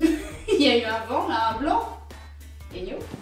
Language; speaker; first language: French; native; French